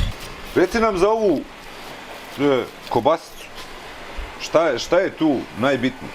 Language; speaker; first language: Bosnian; native; Bosnian